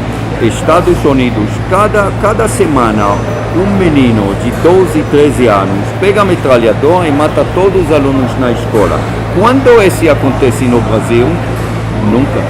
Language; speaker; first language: Portuguese; non-native, fluent; Hebrew